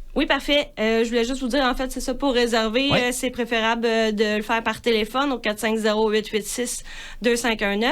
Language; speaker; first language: French; native; French